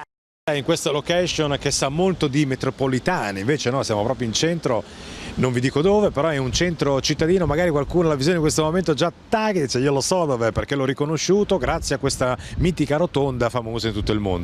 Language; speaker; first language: Italian; native; Italian